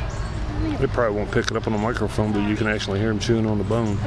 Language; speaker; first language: English; native; English